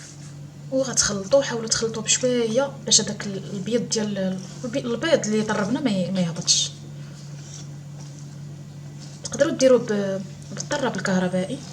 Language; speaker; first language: Arabic; native; Arabic